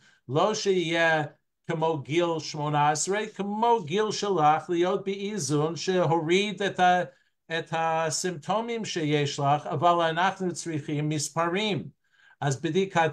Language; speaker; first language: Hebrew; non-native, fluent; English